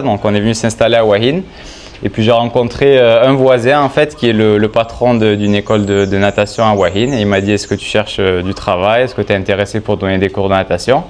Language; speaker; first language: French; native; French